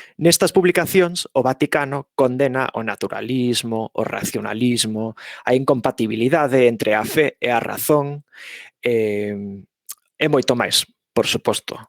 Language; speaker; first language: Galician; non-native, fluent; English